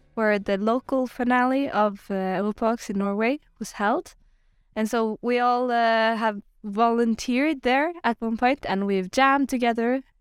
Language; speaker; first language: English; non-native, fluent; Norwegian